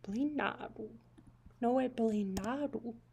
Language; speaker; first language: Portuguese; non-native, learner; English